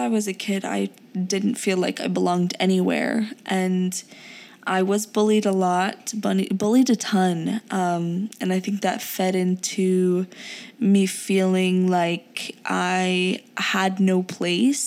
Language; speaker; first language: English; early bilingual, other home language; Urdu